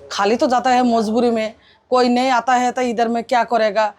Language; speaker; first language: Hindi; non-native, local second language; Bangla